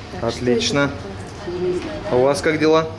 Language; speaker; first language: Russian; native; Russian